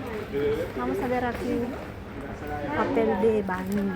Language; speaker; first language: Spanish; non-native, learner; Filipino